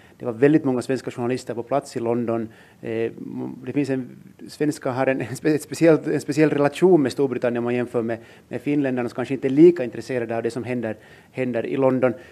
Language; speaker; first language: Swedish; native; Swedish